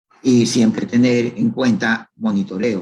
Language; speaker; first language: Spanish; native; Spanish